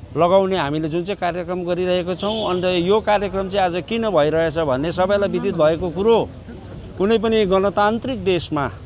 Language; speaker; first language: Nepali; native; Nepali